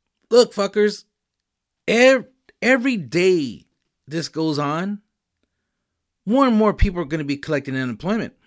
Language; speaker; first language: English; early bilingual, other home language; Spanish